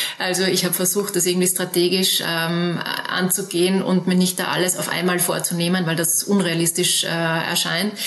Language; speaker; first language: German; native; German